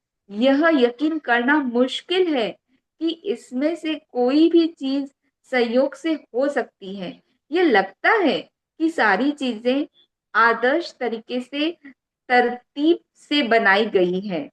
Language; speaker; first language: Hindi; native; Hindi